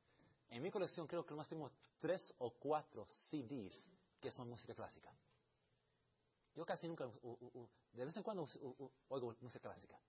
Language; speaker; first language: Spanish; early bilingual, heritage; Spanish